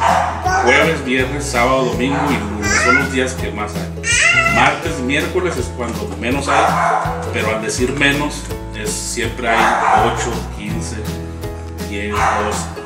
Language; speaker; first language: Spanish; native; Spanish